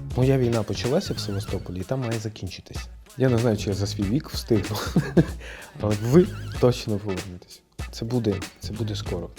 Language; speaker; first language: Ukrainian; non-native, local second language; Russian